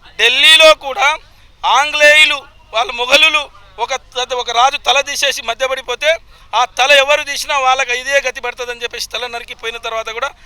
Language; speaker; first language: Telugu; non-native, local second language; Lambadi